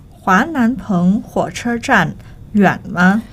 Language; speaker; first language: Chinese; non-native, fluent; Thai